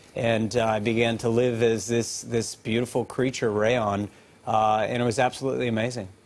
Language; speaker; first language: English; native; English